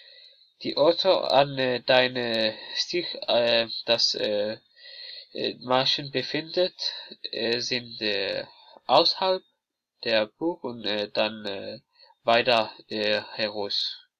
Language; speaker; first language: German; non-native, learner; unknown